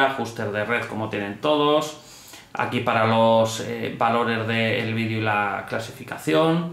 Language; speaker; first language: Spanish; native; Spanish